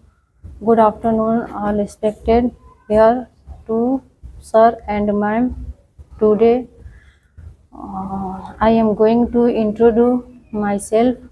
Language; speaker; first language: English; non-native, learner; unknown